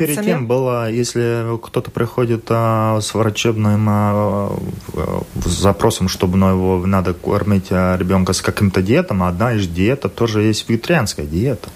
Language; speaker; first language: Russian; non-native, local second language; Latvian